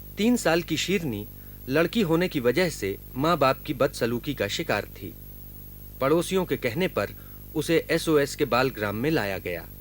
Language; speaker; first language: Hindi; native; Hindi